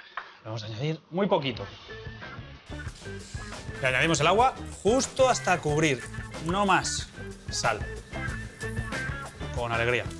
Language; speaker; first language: Spanish; native; Spanish